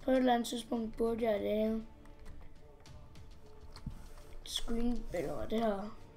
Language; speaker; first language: Danish; native; Danish